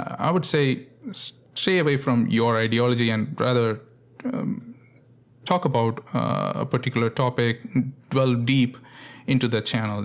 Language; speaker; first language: English; non-native, local second language; Tamil